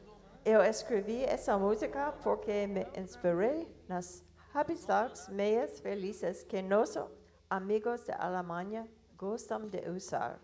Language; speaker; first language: Portuguese; non-native, learner; English